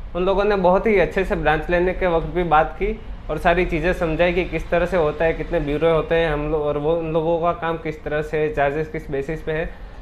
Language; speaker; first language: Hindi; non-native, local second language; Gujarati